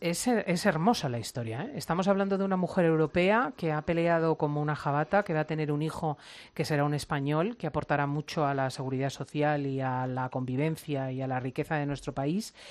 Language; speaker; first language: Spanish; native; Spanish